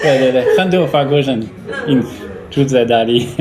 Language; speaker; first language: Chinese; non-native, learner; French